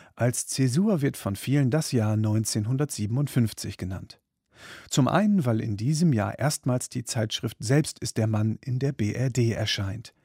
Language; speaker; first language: German; native; German